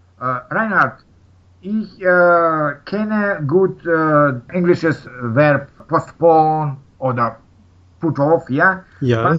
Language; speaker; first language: German; non-native, learner; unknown